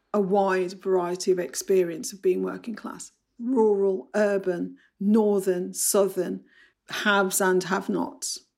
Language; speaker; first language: English; native; English